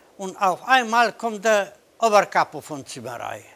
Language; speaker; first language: German; non-native, learner; Polish